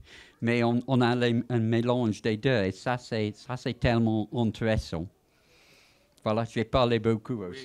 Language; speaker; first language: French; non-native, fluent; English